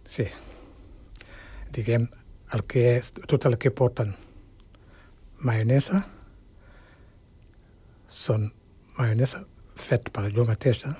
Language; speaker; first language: Catalan; non-native, fluent; Wolof